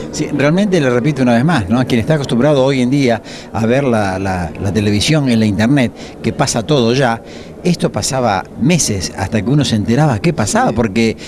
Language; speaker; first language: Spanish; native; Spanish